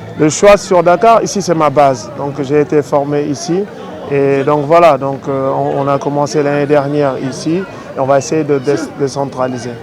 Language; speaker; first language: French; non-native, local second language; Wolof